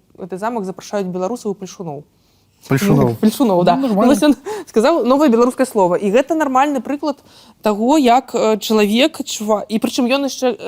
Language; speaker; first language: Belarusian; non-native, local second language; Russian